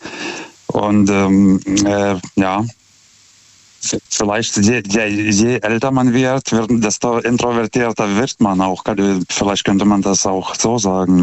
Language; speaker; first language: German; non-native, fluent; Lithuanian